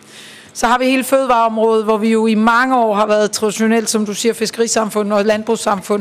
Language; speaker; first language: Danish; native; Danish